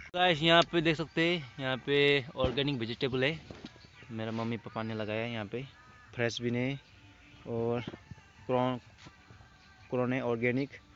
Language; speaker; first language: Hindi; non-native, local second language; Assamese